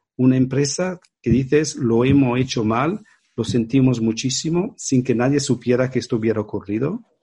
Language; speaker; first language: Spanish; non-native, fluent; Italian